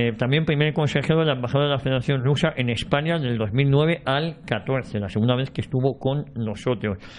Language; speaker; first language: Spanish; native; Spanish